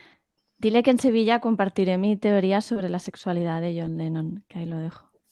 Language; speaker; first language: Spanish; native; Spanish